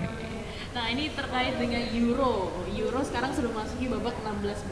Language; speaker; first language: Indonesian; native; Indonesian